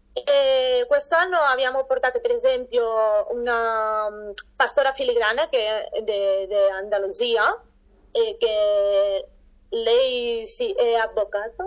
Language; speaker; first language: Italian; non-native, fluent; Catalan